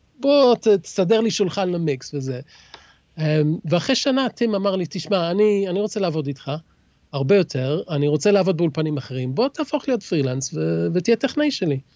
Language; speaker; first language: Hebrew; early bilingual, other home language; English